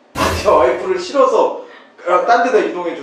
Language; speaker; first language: Korean; native; Korean